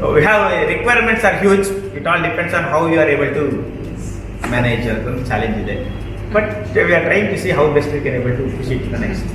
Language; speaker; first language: English; non-native, local second language; Kannada